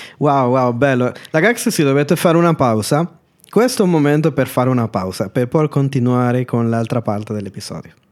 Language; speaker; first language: Italian; non-native, fluent; Spanish